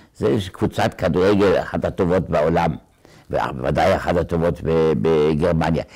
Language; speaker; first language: Hebrew; early bilingual, other home language; German